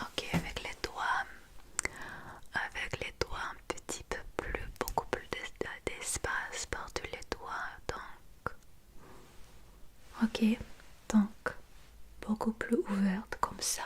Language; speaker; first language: French; non-native, learner; English